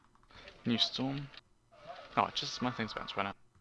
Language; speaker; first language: English; native; English